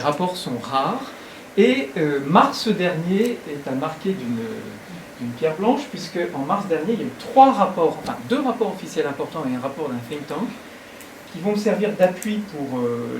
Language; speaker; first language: French; native; French